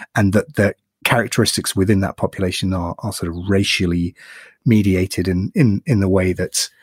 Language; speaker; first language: English; native; English